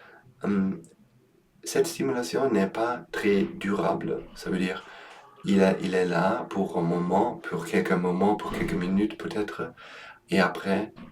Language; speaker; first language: French; non-native, learner; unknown